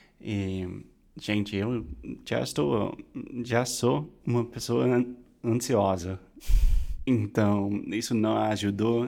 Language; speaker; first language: Portuguese; non-native, fluent; English